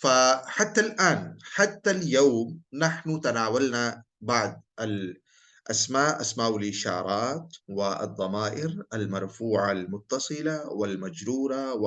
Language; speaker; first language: Arabic; non-native, fluent; Urdu